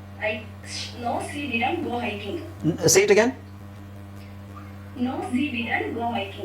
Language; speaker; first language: English; non-native, learner; Kannada